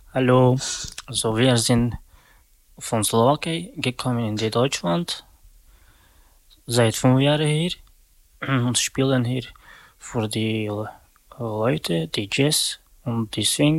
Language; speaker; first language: German; non-native, learner; Romany